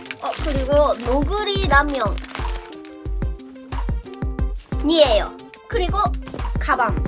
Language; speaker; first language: Korean; non-native, learner; Japanese